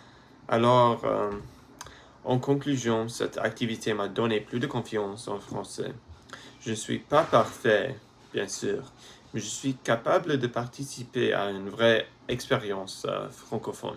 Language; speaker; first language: French; non-native, learner; English